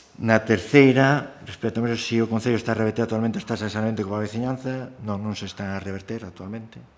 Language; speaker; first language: Galician; non-native, local second language; Spanish